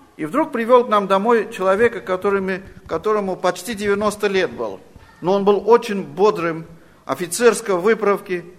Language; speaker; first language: Russian; non-native, fluent; Armenian